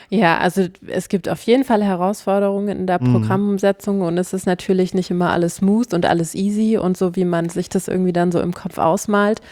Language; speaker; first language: German; native; German